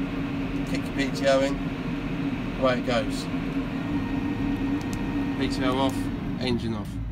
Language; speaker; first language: English; native; English